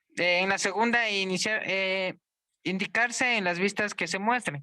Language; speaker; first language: Spanish; native; Spanish